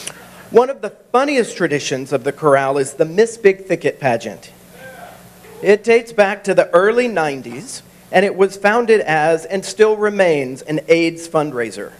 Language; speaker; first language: English; native; English